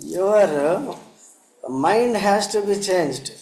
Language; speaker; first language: English; non-native, local second language; Telugu